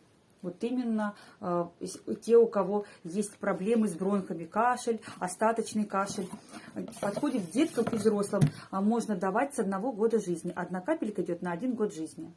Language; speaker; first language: Russian; native; Russian